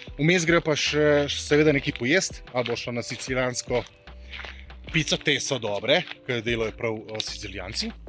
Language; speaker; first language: Slovenian; early bilingual, other home language; Bosnian